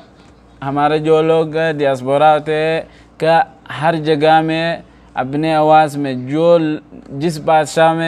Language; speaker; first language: Hindi; non-native, fluent; Oromo